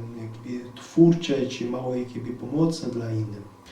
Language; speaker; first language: Polish; non-native, fluent; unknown